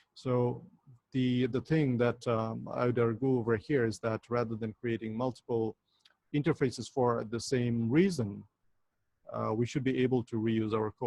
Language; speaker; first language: English; non-native, local second language; Bangla